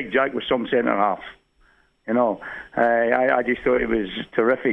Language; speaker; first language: English; native; English